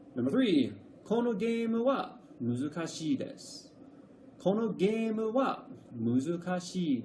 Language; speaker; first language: Japanese; non-native, fluent; English